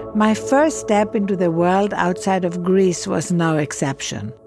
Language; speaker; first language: English; non-native, fluent; Greek